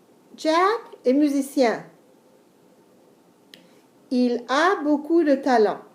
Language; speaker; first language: French; non-native, fluent; English